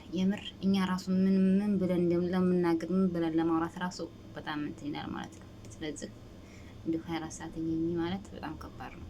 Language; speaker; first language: Amharic; native; Amharic